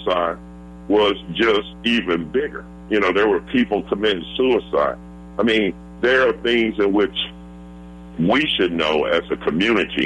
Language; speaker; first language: English; native; English